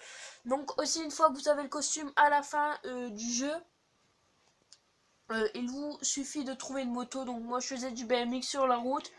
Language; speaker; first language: French; native; French